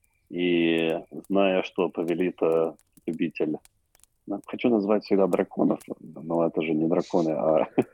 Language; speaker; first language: Russian; native; Russian